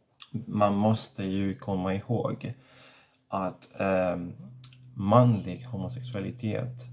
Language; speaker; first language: Swedish; non-native, fluent; Catalan